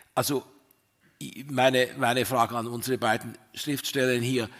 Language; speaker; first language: German; native; German